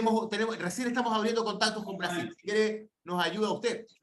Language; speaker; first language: Spanish; native; Spanish